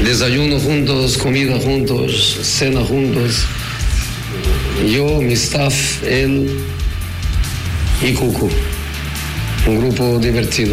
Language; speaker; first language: Spanish; non-native, fluent; Portuguese